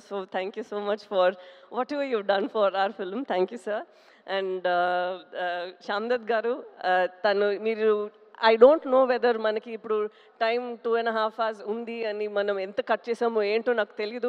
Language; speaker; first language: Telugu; non-native, local second language; Tamil